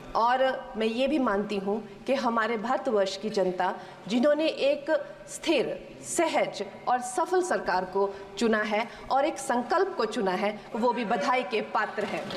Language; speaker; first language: Hindi; native; Hindi